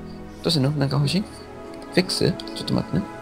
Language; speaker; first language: Spanish; early bilingual, heritage; English